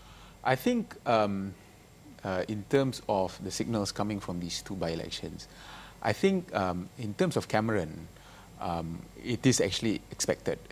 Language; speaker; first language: English; non-native, local second language; Malay